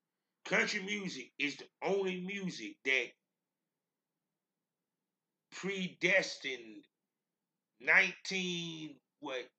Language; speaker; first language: English; native; English